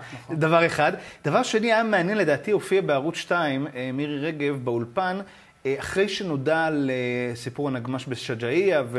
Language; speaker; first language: Hebrew; native; Hebrew